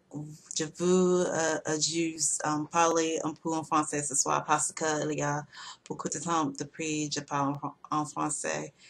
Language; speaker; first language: French; non-native, learner; English